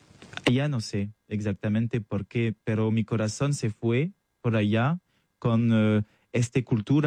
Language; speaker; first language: Spanish; non-native, learner; French